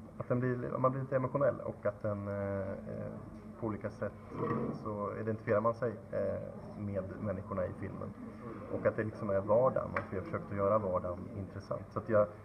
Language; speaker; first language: Swedish; native; Swedish